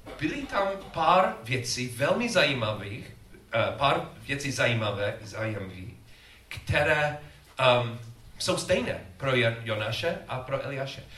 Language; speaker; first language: Czech; non-native, learner; English